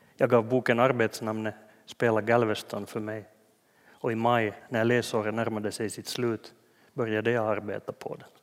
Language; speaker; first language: Swedish; native; Swedish